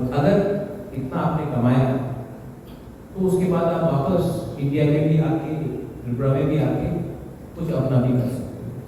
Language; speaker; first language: Hindi; non-native, local second language; Kok Borok